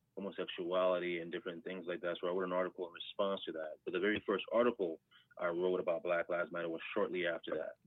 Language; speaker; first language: English; early bilingual, other home language; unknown